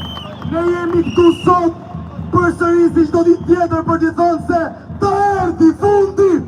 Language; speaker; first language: Albanian; native; Albanian